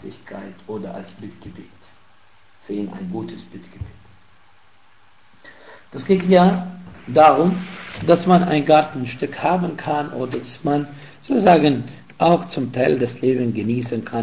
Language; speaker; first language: German; non-native, fluent; Arabic